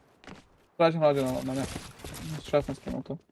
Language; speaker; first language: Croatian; non-native, learner; Macedonian